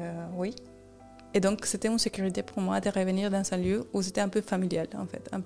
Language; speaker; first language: French; non-native, fluent; Spanish